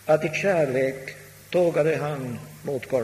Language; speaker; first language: Swedish; non-native, local second language; Finnish